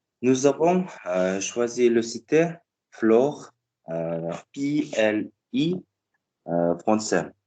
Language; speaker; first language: French; non-native, learner; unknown